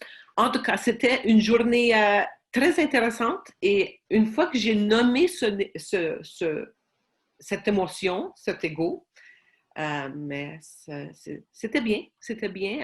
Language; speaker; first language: French; non-native, fluent; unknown